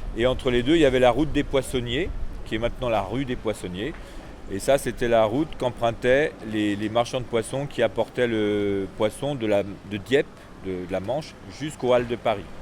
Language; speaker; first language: French; native; French